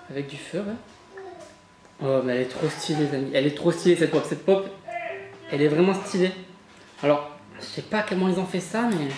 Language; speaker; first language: French; native; French